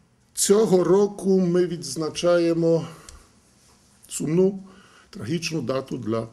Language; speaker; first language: Ukrainian; early bilingual, heritage; Ukrainian